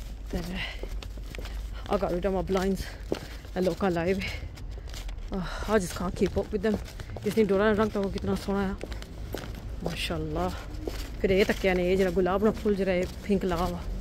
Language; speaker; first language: English; early bilingual, other home language; Punjabi